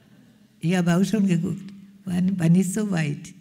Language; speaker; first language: German; non-native, fluent; Malayalam